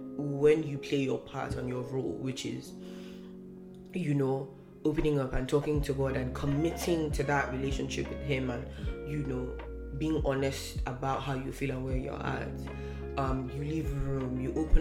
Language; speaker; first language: English; non-native, local second language; Hausa